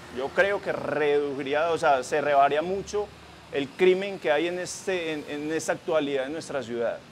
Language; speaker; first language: Spanish; native; Spanish